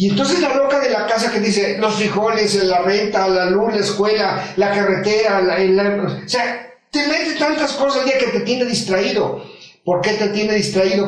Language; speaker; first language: Spanish; native; Spanish